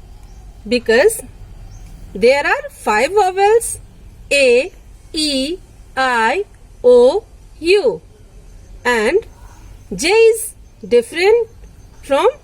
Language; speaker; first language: English; non-native, local second language; Hindi